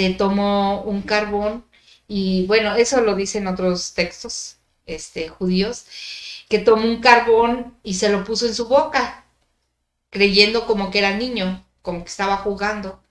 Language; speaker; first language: Spanish; native; Spanish